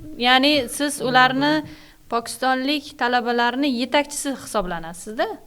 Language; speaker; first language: Uzbek; native; Uzbek